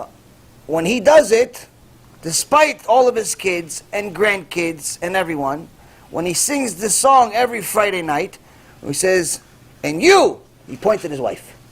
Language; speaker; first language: English; non-native, fluent; Hebrew